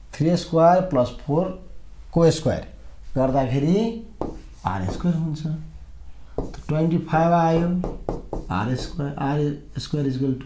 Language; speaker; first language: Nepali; non-native, local second language; Maithili